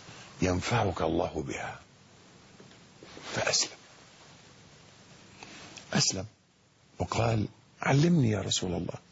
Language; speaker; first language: Arabic; native; Arabic